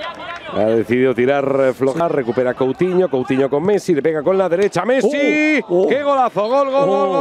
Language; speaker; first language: Spanish; native; Spanish